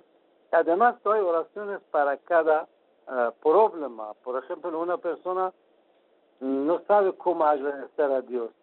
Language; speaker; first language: Spanish; non-native, fluent; Persian